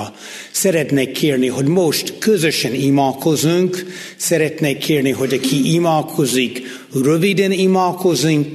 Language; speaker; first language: Hungarian; non-native, fluent; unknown